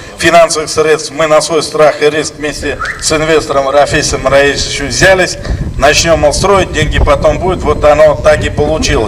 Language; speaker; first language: Russian; native; Russian